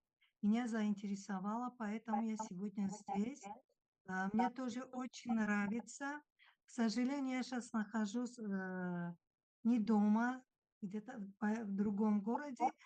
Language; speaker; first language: Russian; non-native, local second language; Tajik